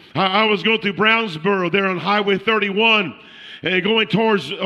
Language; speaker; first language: English; native; English